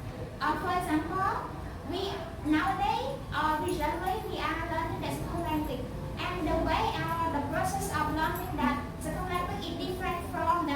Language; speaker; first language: English; non-native, learner; Khmer